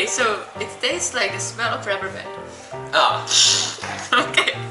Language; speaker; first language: English; non-native, fluent; Czech